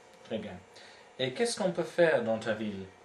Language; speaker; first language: French; non-native, fluent; English